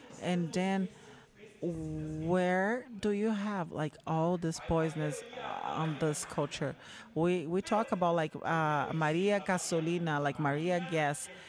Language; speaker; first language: English; non-native, learner; Portuguese